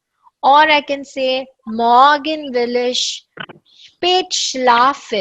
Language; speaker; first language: German; non-native, fluent; Tamil